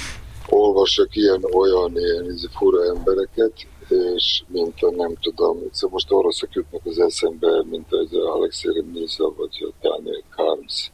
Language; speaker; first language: Hungarian; non-native, fluent; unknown